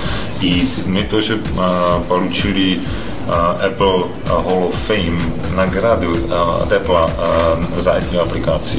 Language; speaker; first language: Russian; non-native, fluent; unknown